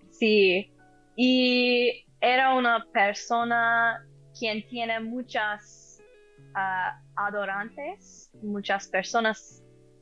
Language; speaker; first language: Spanish; non-native, learner; English